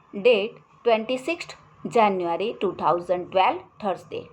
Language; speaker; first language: English; non-native, local second language; Gujarati